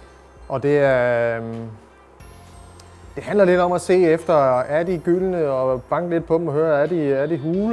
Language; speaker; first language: Danish; native; Danish